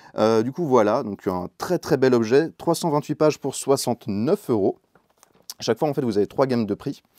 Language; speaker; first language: French; native; French